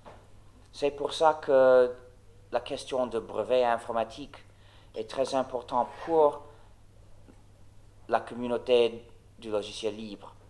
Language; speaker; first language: French; non-native, fluent; English